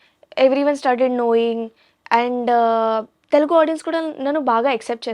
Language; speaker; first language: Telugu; non-native, learner; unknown